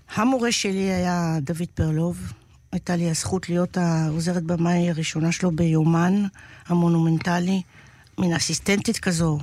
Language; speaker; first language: Hebrew; native; Hebrew